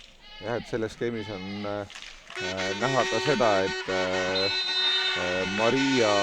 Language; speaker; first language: Estonian; native; Estonian